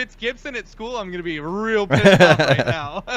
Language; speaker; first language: English; native; English